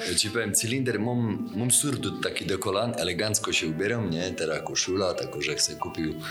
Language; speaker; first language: Polish; native; Polish